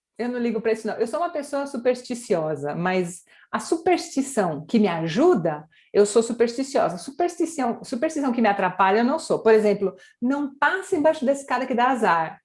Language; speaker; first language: Portuguese; native; Portuguese